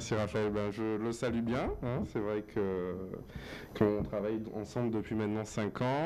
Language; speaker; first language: French; native; French